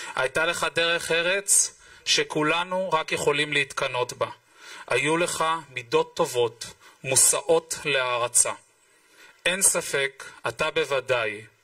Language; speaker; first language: Hebrew; native; Hebrew